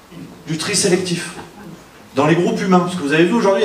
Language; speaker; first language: French; native; French